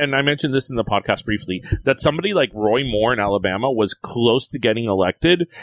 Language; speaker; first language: English; early bilingual, other home language; Spanish